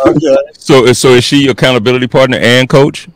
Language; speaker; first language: English; native; English